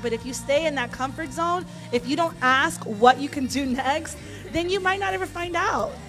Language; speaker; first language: English; early bilingual, other home language; Spanish